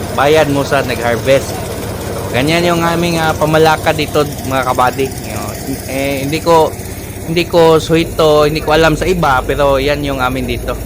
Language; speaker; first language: Filipino; non-native, local second language; Cebuano